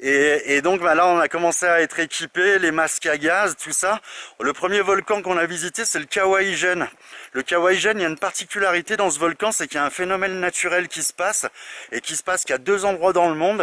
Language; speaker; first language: French; native; French